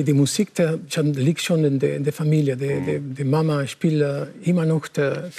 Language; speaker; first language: German; non-native, learner; Spanish